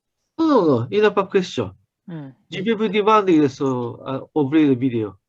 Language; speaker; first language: French; non-native, learner; Japanese